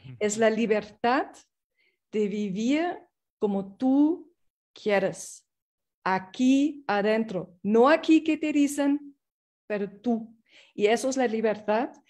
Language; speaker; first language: Spanish; non-native, fluent; English